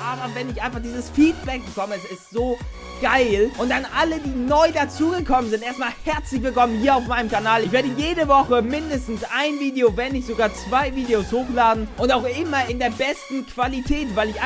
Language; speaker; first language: German; native; German